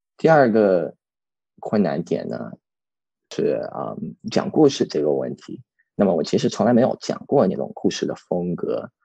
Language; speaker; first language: Chinese; early bilingual, heritage; Chinese